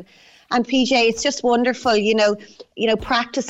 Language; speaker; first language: English; non-native, local second language; Irish